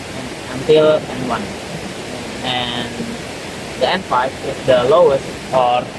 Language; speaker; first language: English; non-native, learner; Indonesian